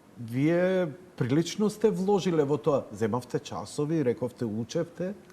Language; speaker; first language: Macedonian; native; Macedonian